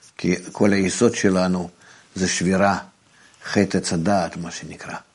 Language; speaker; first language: Hebrew; non-native, fluent; Russian